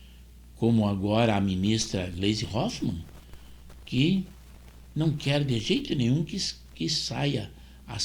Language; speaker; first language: Portuguese; native; Portuguese